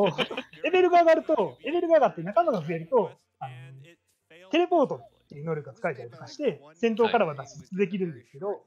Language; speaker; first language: Japanese; native; Japanese